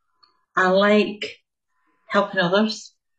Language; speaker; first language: English; native; English